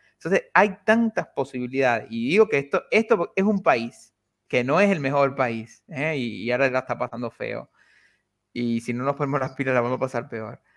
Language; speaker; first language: Spanish; native; Spanish